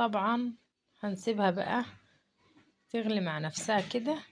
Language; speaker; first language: Arabic; native; Arabic